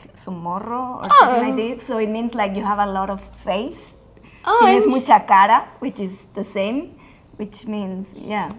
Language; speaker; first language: English; non-native, fluent; Catalan